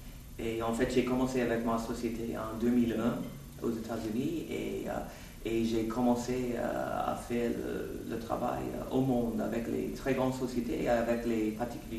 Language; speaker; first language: French; non-native, fluent; English